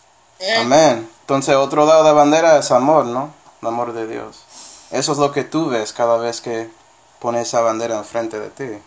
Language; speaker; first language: Spanish; non-native, fluent; English